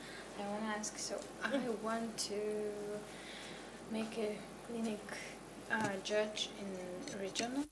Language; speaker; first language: English; non-native, learner; Russian